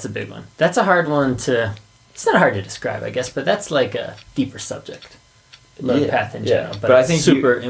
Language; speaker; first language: English; native; English